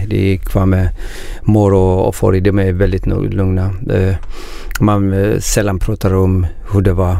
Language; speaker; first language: Swedish; non-native, learner; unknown